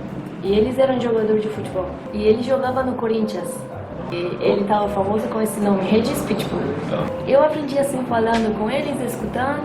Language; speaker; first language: Portuguese; non-native, fluent; Persian